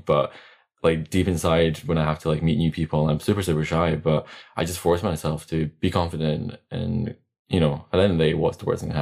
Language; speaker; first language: English; non-native, fluent; Latvian